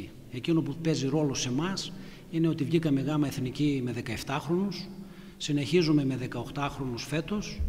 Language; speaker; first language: Greek; native; Greek